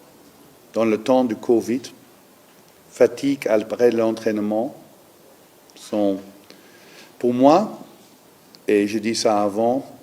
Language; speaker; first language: French; non-native, learner; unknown